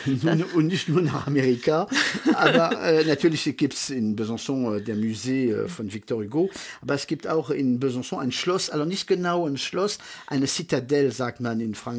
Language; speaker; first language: German; early bilingual, heritage; French